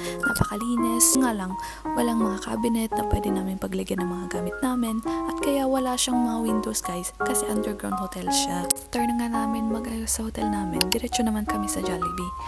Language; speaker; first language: Filipino; non-native, local second language; Iloko